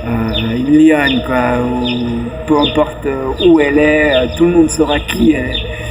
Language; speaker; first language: French; native; French